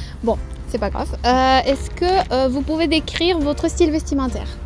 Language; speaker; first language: French; non-native, fluent; Spanish